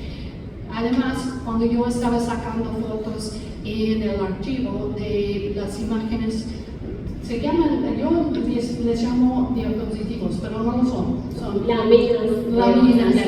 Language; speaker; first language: Spanish; non-native, fluent; English